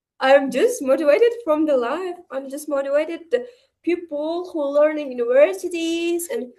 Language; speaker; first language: English; non-native, learner; Uzbek